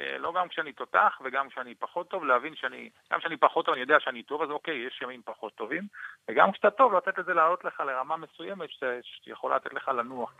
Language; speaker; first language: Hebrew; non-native, local second language; Arabic